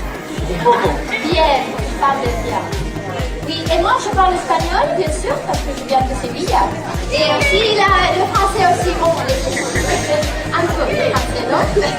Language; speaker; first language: French; non-native, fluent; Spanish